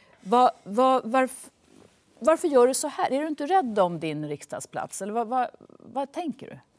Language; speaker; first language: Swedish; native; Swedish